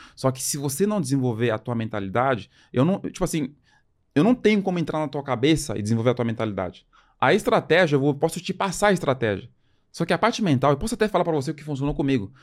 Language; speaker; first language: Portuguese; early bilingual, other home language; French